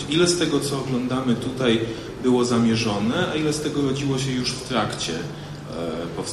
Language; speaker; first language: Polish; native; Polish